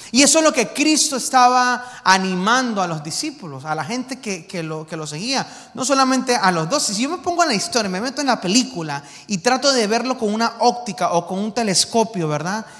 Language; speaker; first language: Spanish; native; Spanish